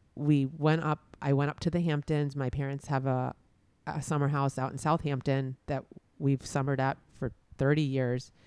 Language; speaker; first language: English; native; English